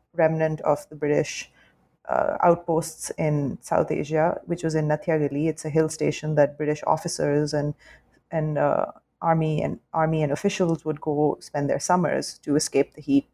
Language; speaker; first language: English; non-native, local second language; Urdu